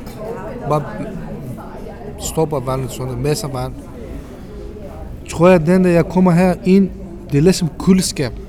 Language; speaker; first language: Danish; non-native, learner; Kurdish